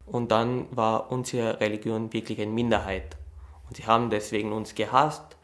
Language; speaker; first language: German; early bilingual, other home language; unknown